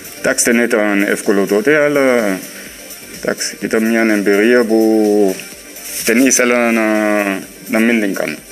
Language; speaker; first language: Greek; non-native, fluent; German